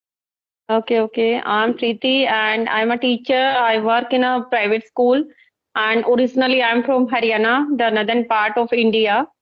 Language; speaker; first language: English; non-native, local second language; Hindi